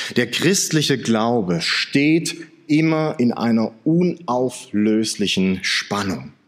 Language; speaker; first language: German; native; German